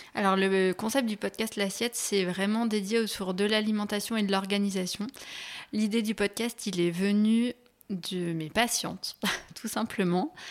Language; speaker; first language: French; native; French